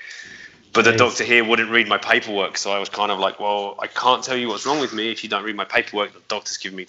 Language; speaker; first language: English; native; English